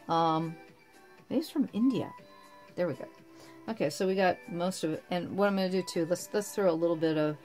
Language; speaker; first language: English; native; English